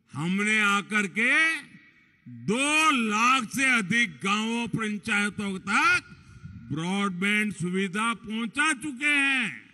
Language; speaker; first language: Hindi; non-native, local second language; Gujarati